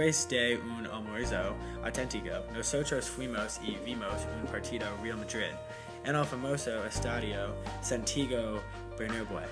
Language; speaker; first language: Spanish; non-native, learner; English